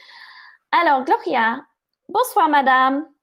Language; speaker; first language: French; non-native, fluent; English